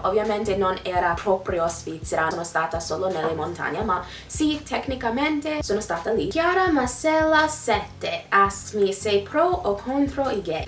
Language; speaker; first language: Italian; non-native, fluent; English